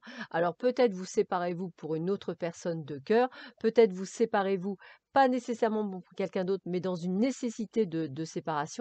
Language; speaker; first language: French; native; French